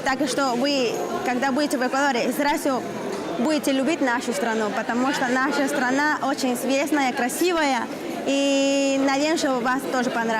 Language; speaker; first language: Russian; non-native, fluent; Spanish